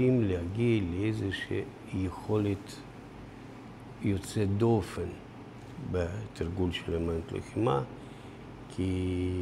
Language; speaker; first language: Hebrew; non-native, fluent; Russian